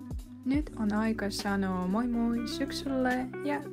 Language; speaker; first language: Finnish; non-native, learner; Russian